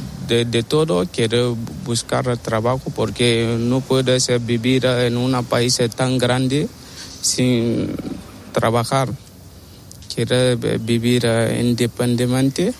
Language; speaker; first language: Spanish; non-native, learner; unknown